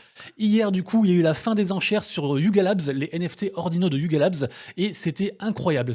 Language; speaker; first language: French; native; French